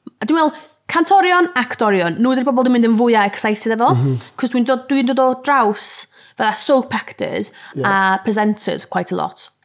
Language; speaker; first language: Welsh; native; Welsh